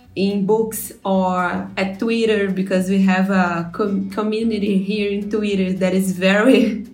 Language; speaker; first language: English; non-native, fluent; Portuguese